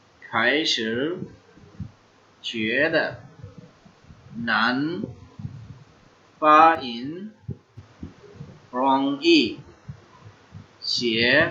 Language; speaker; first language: Chinese; non-native, fluent; Urdu